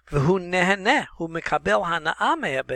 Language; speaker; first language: Hebrew; non-native, fluent; English